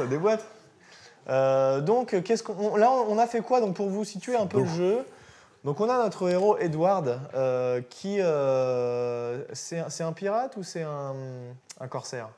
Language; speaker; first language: French; native; French